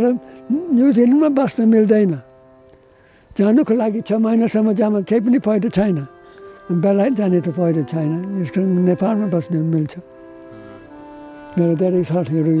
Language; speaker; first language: Nepali; non-native, learner; English